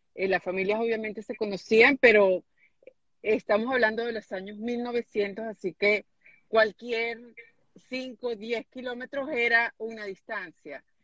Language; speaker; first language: Spanish; native; Spanish